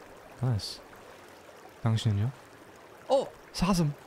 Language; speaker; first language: Korean; non-native, learner; German